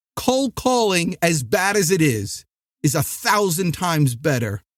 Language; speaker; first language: English; native; English